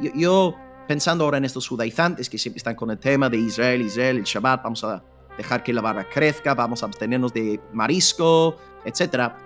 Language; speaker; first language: Spanish; non-native, fluent; English